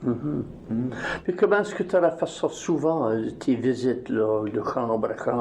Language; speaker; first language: French; native; French